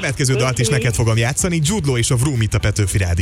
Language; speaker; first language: Hungarian; native; Hungarian